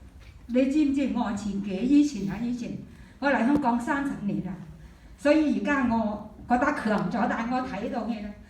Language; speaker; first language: Cantonese; non-native, fluent; Thai